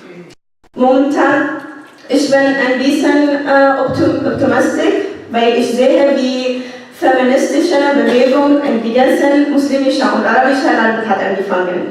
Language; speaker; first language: German; non-native, learner; Arabic